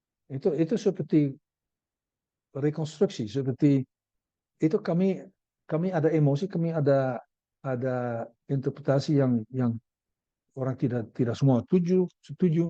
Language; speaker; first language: Indonesian; non-native, learner; Dutch